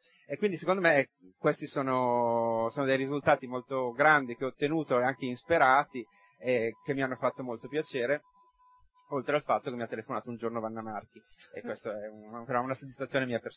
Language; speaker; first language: Italian; native; Italian